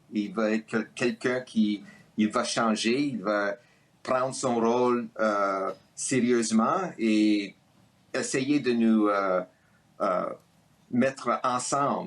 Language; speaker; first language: French; early bilingual, heritage; French